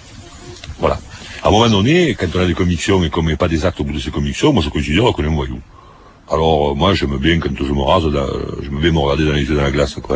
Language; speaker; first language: French; native; French